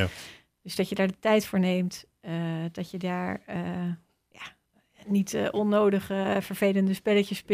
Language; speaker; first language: Dutch; native; Dutch